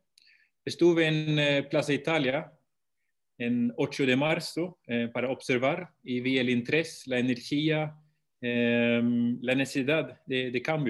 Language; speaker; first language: Spanish; non-native, fluent; Swedish